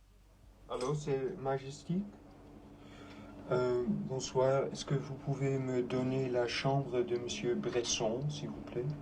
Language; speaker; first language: French; non-native, fluent; Dutch